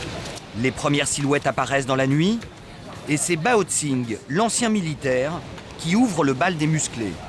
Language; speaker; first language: French; native; French